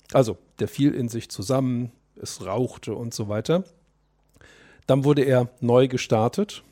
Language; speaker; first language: German; native; German